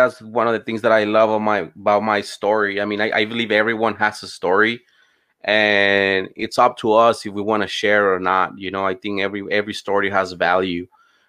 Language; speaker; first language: English; non-native, fluent; Spanish